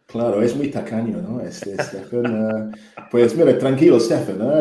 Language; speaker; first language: Spanish; non-native, fluent; English